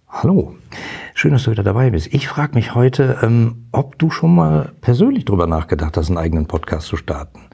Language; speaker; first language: German; native; German